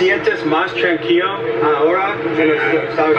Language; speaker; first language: Spanish; non-native, learner; English